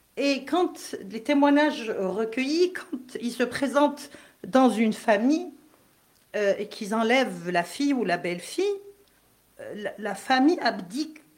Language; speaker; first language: French; non-native, local second language; Kabyle